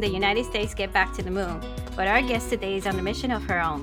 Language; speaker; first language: English; early bilingual, other home language; Spanish